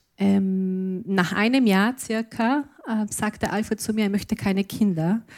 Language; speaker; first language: German; non-native, fluent; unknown